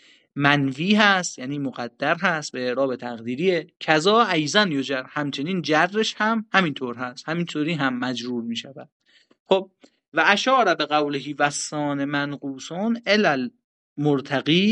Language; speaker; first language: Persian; native; Persian